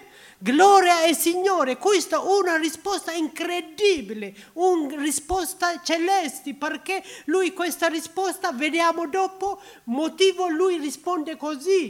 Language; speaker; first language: Italian; non-native, learner; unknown